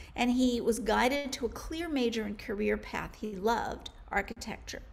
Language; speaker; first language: English; native; English